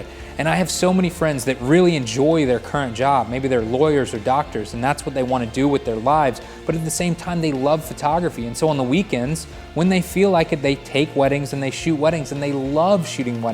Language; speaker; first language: English; native; English